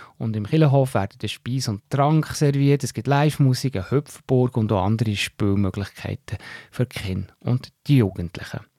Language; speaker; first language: German; native; German